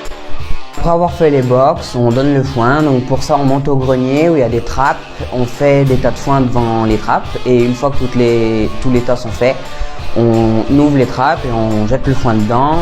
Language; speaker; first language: French; native; French